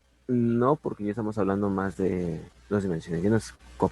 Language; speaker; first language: Spanish; native; Spanish